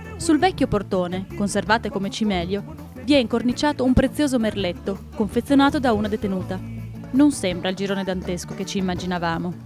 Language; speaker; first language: Italian; native; Italian